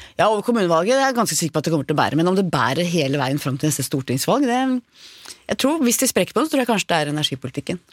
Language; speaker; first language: Norwegian; native; Norwegian